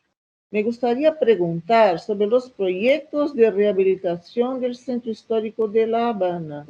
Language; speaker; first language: Spanish; non-native, learner; Portuguese